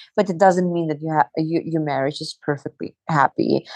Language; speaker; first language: English; non-native, fluent; Azerbaijani